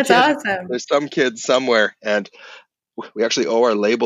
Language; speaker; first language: English; native; English